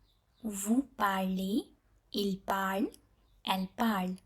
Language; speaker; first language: French; non-native, fluent; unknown